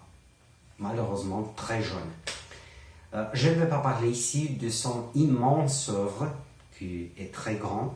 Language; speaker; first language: French; non-native, learner; Portuguese